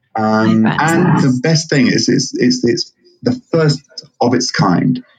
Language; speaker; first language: English; non-native, fluent; Arabic